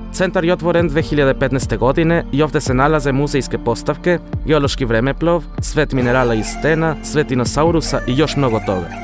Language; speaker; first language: Serbian; non-native, fluent; Spanish